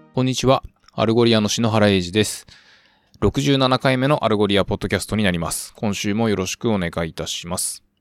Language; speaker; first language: Japanese; native; Japanese